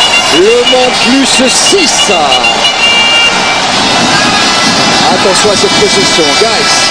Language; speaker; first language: French; native; French